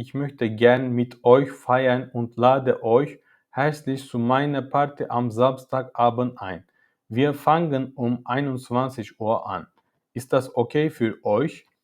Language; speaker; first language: German; non-native, learner; Turkish